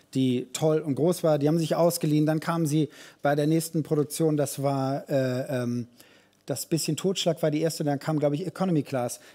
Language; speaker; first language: German; native; German